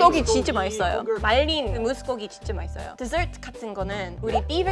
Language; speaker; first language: Korean; non-native, fluent; English